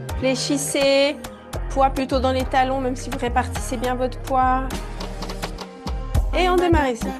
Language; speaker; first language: French; native; French